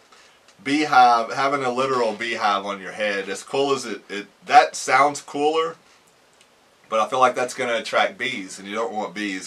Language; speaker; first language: English; native; English